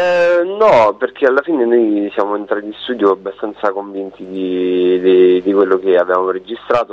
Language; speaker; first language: Italian; native; Italian